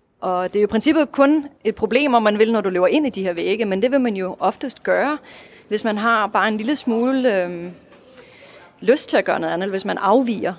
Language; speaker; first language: Danish; non-native, fluent; Russian